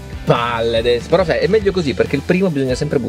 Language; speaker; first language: Italian; native; Italian